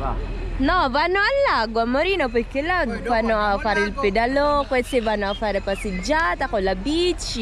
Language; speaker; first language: Italian; non-native, fluent; Filipino